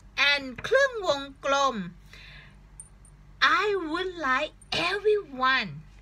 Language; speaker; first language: English; non-native, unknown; Thai